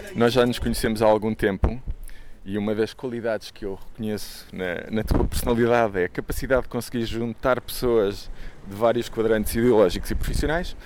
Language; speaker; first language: Portuguese; native; Portuguese